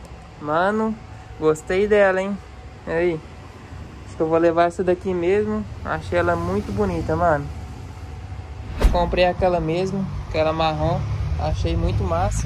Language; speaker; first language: Portuguese; native; Portuguese